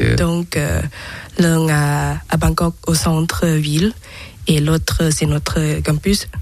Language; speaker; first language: French; non-native, learner; Thai